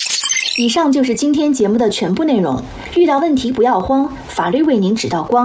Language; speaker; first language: Chinese; native; Chinese